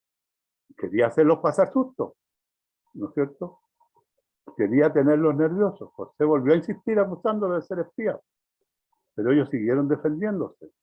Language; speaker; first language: Spanish; native; Spanish